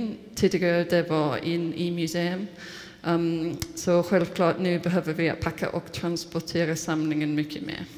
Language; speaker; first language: Swedish; non-native, fluent; English